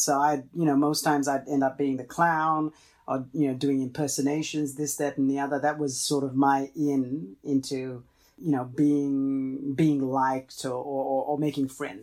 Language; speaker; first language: English; non-native, fluent; Tamil